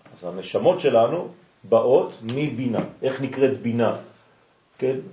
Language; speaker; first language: Hebrew; non-native, fluent; French